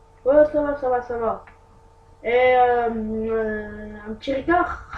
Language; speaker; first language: French; native; French